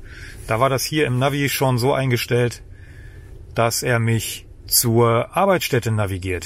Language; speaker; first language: German; native; German